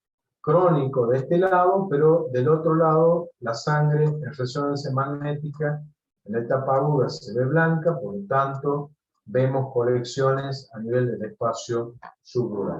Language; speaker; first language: Spanish; native; Spanish